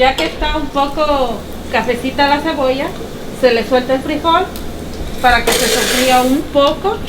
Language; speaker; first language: Spanish; native; Spanish